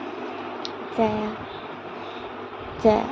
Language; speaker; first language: Malayalam; native; Malayalam